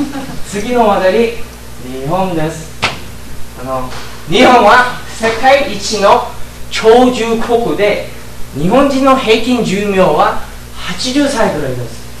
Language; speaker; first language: Japanese; non-native, learner; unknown